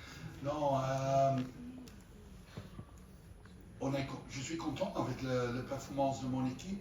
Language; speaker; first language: French; non-native, fluent; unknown